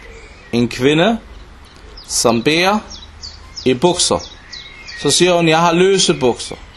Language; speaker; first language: Danish; non-native, local second language; Arabic